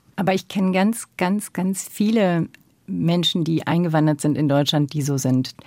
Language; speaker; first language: German; early bilingual, other home language; Turkish